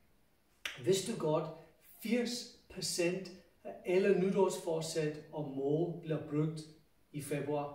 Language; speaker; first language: Danish; non-native, fluent; English